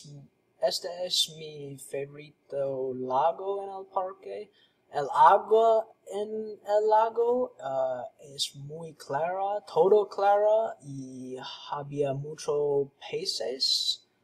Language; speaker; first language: Spanish; non-native, learner; English